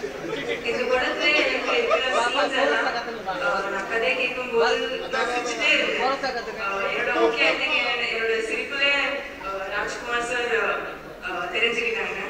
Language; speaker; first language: Tamil; non-native, learner; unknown